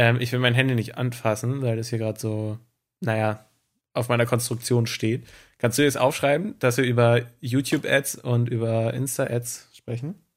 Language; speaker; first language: German; native; German